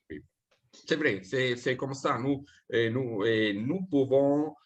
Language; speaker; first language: French; non-native, fluent; Italian